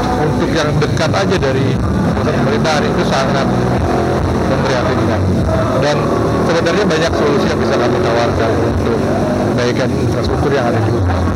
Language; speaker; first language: Indonesian; native; Indonesian